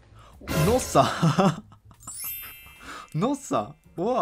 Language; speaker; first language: Portuguese; non-native, fluent; Japanese